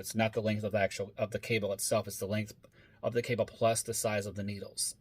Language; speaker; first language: English; native; English